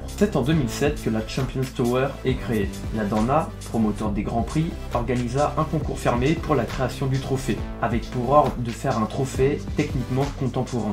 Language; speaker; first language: French; native; French